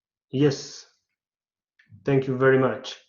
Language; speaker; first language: English; non-native, learner; Spanish